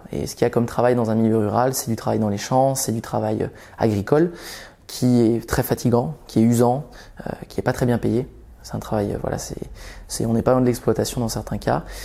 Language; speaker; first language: French; early bilingual, other home language; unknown